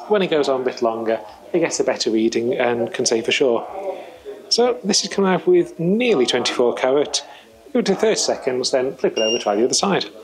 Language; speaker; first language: English; native; English